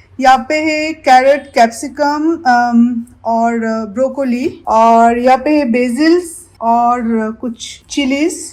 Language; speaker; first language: Hindi; non-native, local second language; Bangla